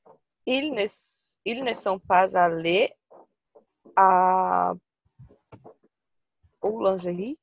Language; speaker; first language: French; non-native, learner; Portuguese